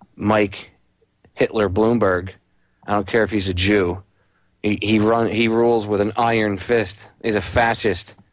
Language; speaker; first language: English; native; English